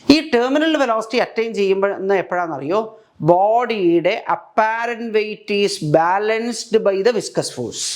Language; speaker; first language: English; non-native, local second language; Malayalam